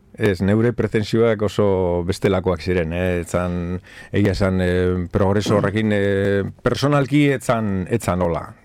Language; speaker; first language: Basque; non-native, local second language; Spanish